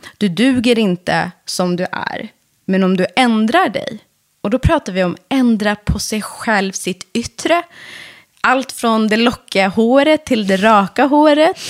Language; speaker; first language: Swedish; early bilingual, other home language; Persian